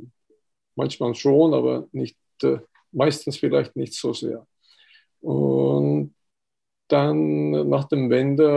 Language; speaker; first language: German; non-native, fluent; Estonian